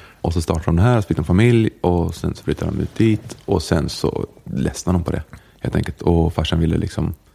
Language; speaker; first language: Swedish; native; Swedish